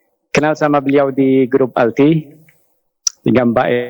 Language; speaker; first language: Indonesian; non-native, fluent; Arabic